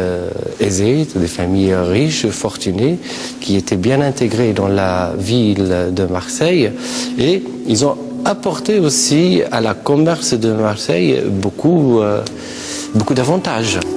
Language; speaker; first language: French; non-native, fluent; Arabic